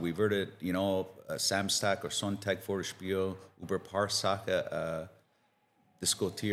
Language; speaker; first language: German; non-native, learner; English